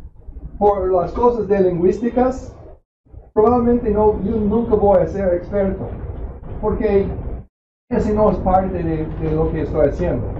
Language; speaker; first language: Spanish; non-native, fluent; English